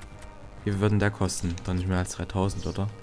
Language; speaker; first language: German; native; German